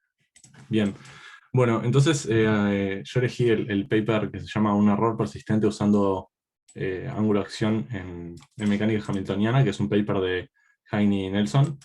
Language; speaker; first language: Spanish; native; Spanish